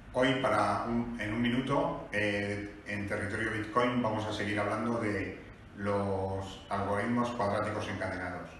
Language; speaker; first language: Spanish; native; Spanish